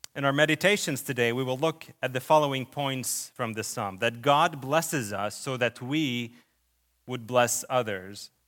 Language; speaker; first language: English; early bilingual, other home language; Arabic